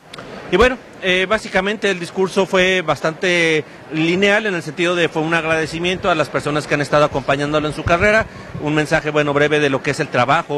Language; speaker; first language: Spanish; native; Spanish